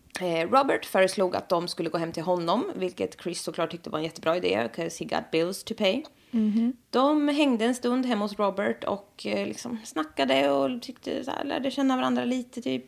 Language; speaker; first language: Swedish; native; Swedish